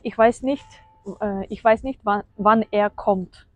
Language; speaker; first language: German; non-native, fluent; Ukrainian